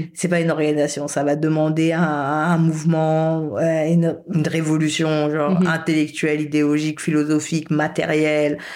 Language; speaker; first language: French; native; French